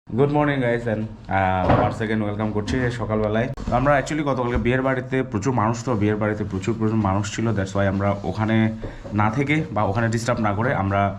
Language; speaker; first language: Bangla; non-native, local second language; Chakma